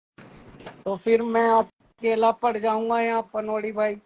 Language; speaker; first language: Hindi; native; Hindi